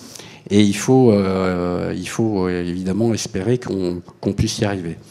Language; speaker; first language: French; native; French